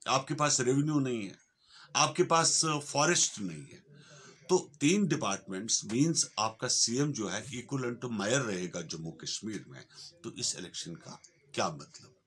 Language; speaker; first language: Hindi; non-native, local second language; Kashmiri